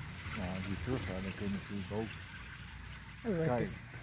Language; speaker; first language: Dutch; native; Dutch